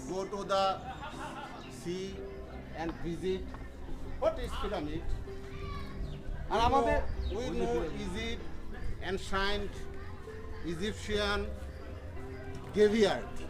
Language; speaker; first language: English; non-native, local second language; Bangla